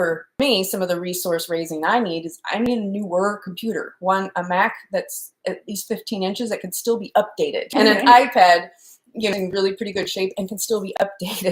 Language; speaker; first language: English; native; English